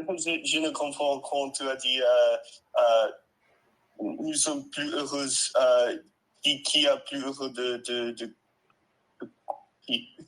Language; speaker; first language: French; non-native, learner; English